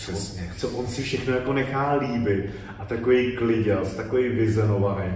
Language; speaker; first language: Czech; native; Czech